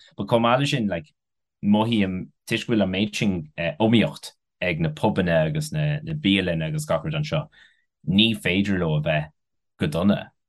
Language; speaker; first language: Irish; non-native, local second language; English